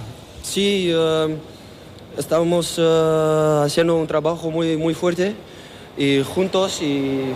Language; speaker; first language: Spanish; non-native, learner; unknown